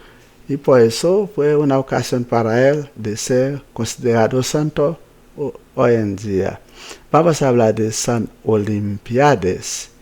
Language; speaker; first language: Spanish; non-native, fluent; Haitian Creole